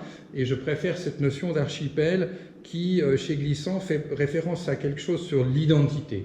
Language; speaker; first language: French; native; French